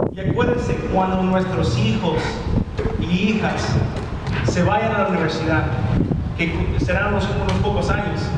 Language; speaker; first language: Spanish; early bilingual, heritage; Spanish